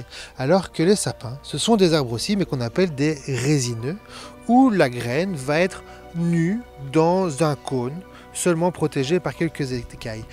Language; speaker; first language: French; native; French